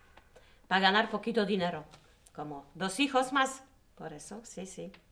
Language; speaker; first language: Spanish; non-native, learner; Polish